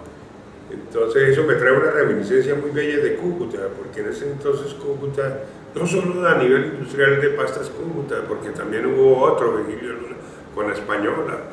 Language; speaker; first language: Spanish; native; Spanish